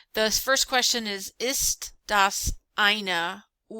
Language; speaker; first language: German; non-native, fluent; English